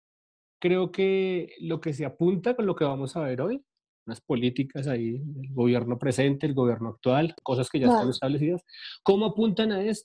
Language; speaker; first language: Spanish; native; Spanish